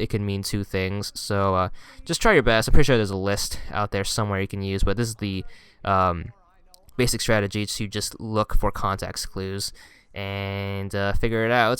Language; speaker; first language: English; native; English